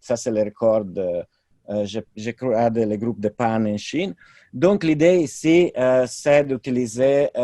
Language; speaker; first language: French; non-native, fluent; Italian